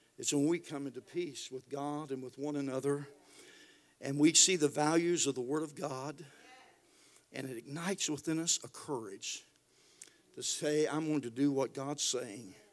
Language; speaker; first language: English; native; English